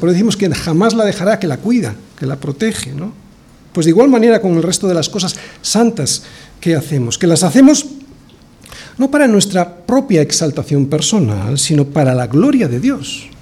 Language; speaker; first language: Spanish; native; Spanish